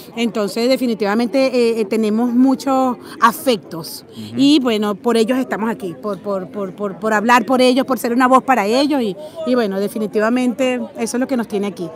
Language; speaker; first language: Spanish; native; Spanish